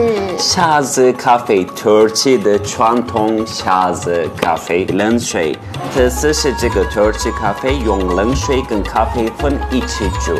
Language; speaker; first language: Chinese; non-native, fluent; Turkish